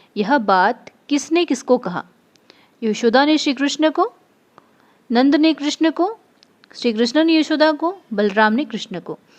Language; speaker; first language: Hindi; non-native, local second language; Odia